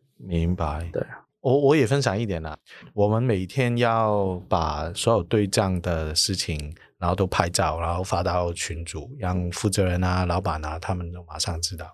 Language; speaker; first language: Chinese; non-native, local second language; Cantonese